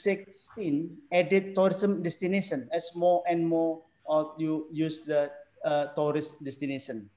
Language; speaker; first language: English; non-native, learner; Indonesian